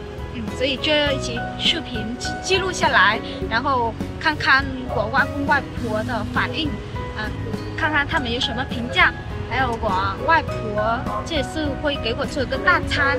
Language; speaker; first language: Chinese; non-native, fluent; Vietnamese